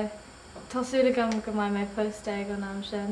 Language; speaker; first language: Irish; non-native, local second language; English